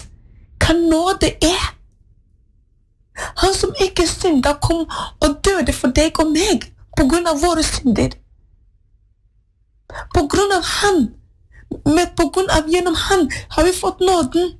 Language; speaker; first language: Norwegian; non-native, fluent; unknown